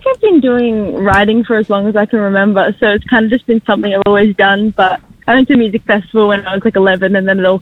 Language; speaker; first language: English; native; English